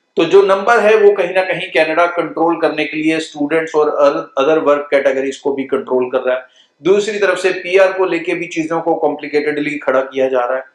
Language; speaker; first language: Hindi; non-native, local second language; Punjabi